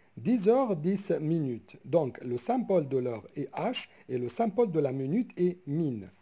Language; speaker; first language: French; non-native, local second language; Arabic